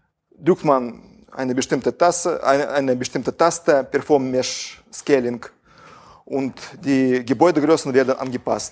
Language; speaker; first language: German; non-native, fluent; Russian